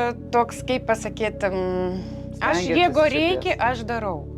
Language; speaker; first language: Lithuanian; non-native, learner; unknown